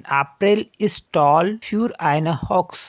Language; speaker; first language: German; non-native, fluent; Hindi